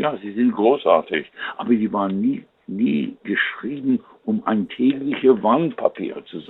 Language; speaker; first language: German; non-native, fluent; English